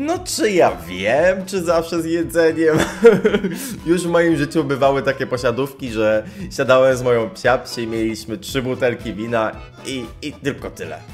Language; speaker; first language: Polish; native; Polish